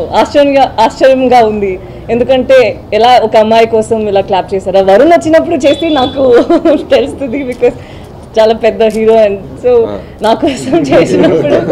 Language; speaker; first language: Telugu; non-native, learner; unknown